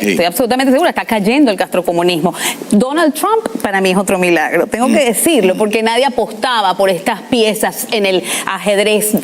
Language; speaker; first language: Spanish; native; Spanish